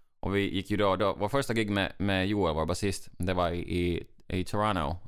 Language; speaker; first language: Swedish; native; Swedish